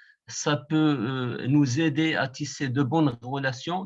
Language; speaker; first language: French; non-native, local second language; Arabic